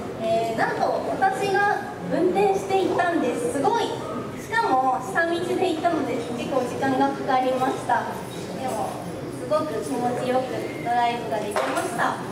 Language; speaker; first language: Japanese; native; Japanese